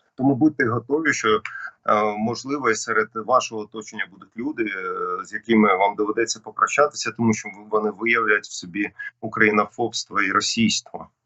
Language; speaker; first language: Ukrainian; non-native, local second language; Russian